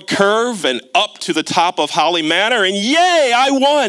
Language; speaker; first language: English; native; English